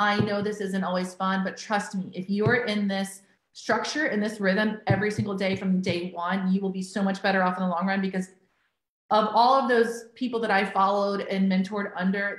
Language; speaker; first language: English; native; English